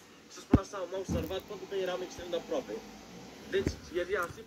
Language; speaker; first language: Romanian; native; Romanian